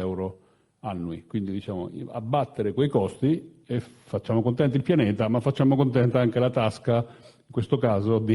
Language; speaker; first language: Italian; native; Italian